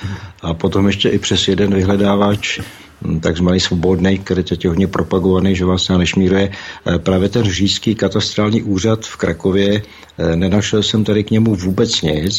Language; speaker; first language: Czech; native; Czech